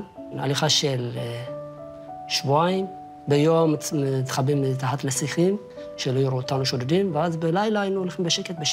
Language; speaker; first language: Hebrew; non-native, fluent; Amharic